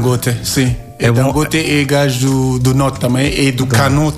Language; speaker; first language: Portuguese; non-native, learner; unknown